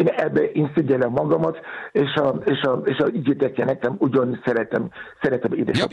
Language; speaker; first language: Hungarian; non-native, learner; Yoruba